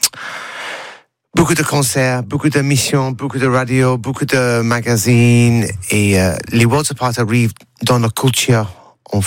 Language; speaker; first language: French; non-native, learner; English